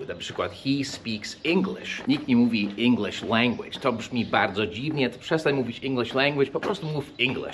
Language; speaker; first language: Polish; early bilingual, heritage; English